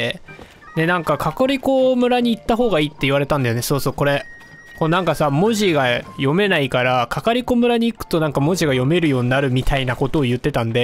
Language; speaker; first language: Japanese; native; Japanese